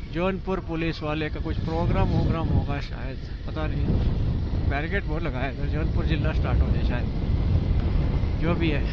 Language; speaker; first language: Hindi; non-native, local second language; Kannada